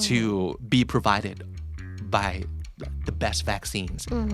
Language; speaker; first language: English; non-native, fluent; Thai